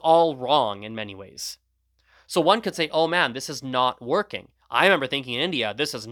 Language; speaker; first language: English; early bilingual, other home language; Gujarati